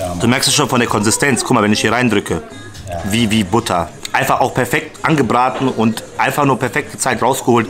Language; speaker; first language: German; early bilingual, other home language; Bosnian